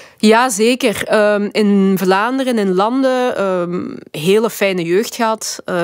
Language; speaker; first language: Dutch; early bilingual, other home language; Lingala